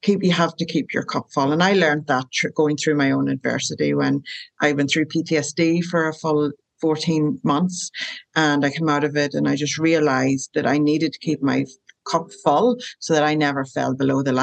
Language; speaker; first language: English; native; English